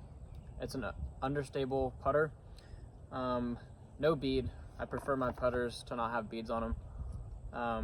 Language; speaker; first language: English; native; English